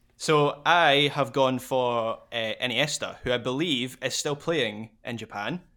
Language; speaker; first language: English; native; English